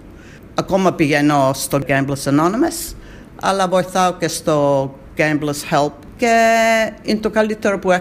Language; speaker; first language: Greek; early bilingual, heritage; Greek